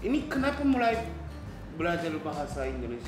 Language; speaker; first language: Indonesian; non-native, fluent; Japanese